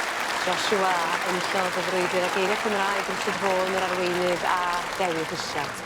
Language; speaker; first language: Welsh; native; Welsh